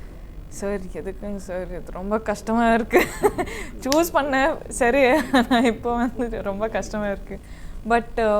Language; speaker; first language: Tamil; non-native, learner; Kannada